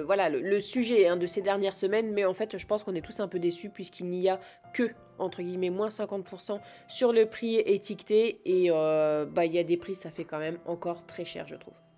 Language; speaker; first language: French; native; French